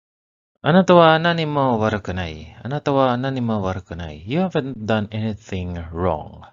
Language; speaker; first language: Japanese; non-native, learner; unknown